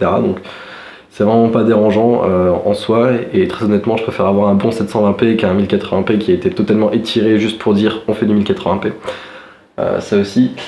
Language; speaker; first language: French; native; French